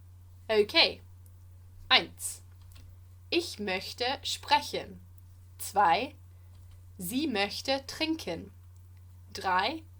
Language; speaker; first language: German; non-native, fluent; English